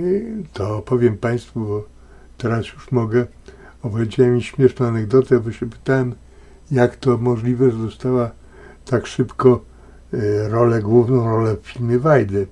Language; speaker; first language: Polish; native; Polish